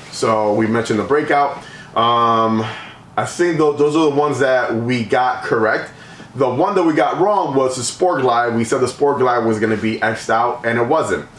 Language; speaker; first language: English; native; English